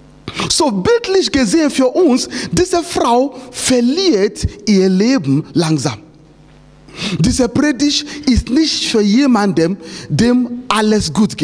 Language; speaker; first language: German; non-native, fluent; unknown